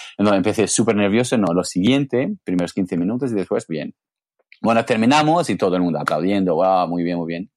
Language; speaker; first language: Spanish; non-native, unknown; English